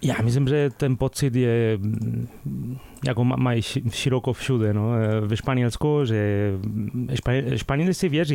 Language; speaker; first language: Czech; non-native, fluent; Spanish